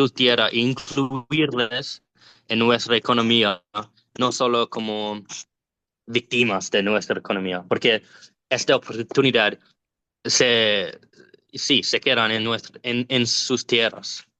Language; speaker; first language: Spanish; non-native, learner; English